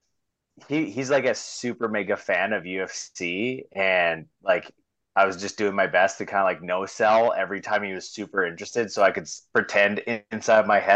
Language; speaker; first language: English; native; English